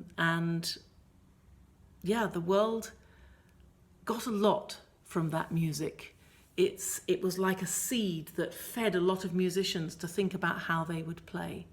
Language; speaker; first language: English; native; English